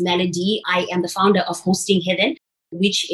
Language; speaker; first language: English; non-native, local second language; Shona